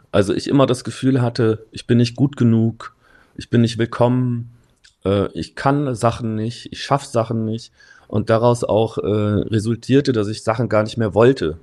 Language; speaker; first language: German; native; German